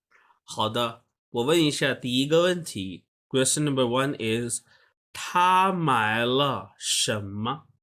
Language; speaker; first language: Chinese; non-native, learner; Urdu